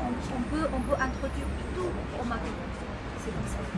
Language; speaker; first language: French; non-native, fluent; Chinese